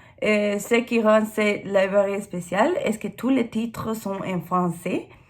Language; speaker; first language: French; non-native, learner; English